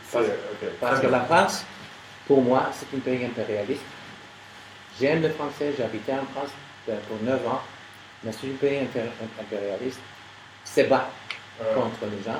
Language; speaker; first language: French; non-native, learner; English